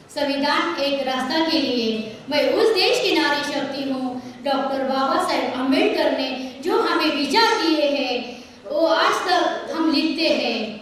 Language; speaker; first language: Hindi; non-native, local second language; Marathi